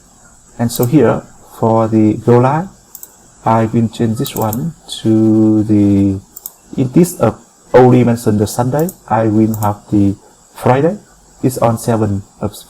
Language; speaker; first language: English; non-native, fluent; Vietnamese